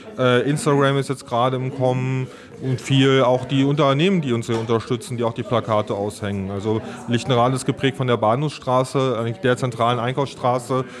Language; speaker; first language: German; native; German